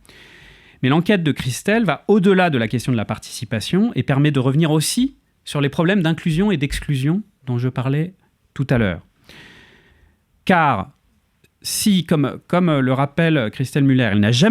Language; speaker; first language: French; native; French